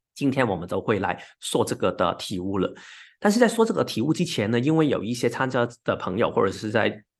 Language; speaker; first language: Chinese; non-native, local second language; Cantonese